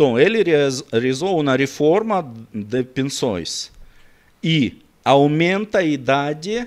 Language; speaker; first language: Portuguese; non-native, learner; Russian